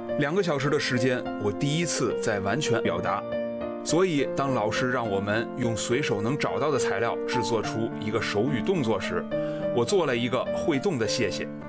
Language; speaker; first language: Chinese; native; Chinese